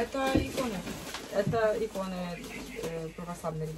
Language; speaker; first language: Russian; native; Russian